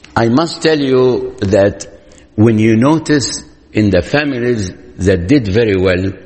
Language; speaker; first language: English; non-native, fluent; Arabic